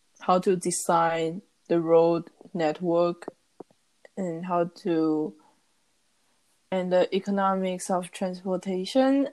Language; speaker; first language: English; non-native, learner; Chinese